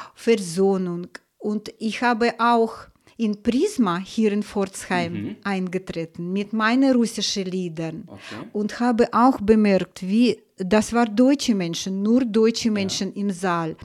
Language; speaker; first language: German; non-native, fluent; Russian